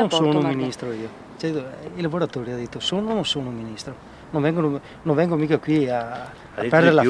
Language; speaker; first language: Italian; native; Italian